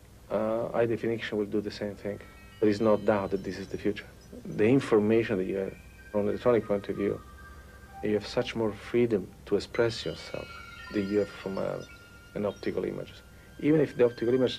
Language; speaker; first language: English; non-native, fluent; Italian